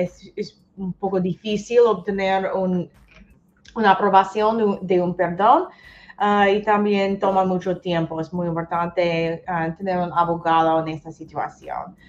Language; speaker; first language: Spanish; non-native, learner; English